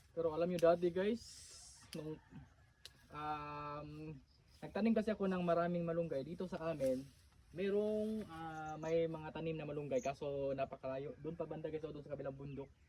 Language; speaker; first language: Filipino; native; Filipino